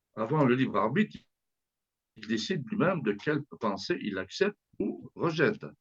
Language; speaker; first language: French; native; French